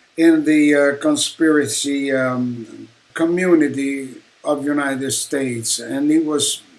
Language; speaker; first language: English; non-native, fluent; Italian